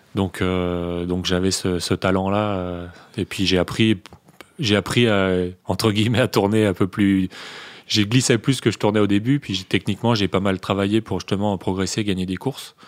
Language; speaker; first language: French; native; French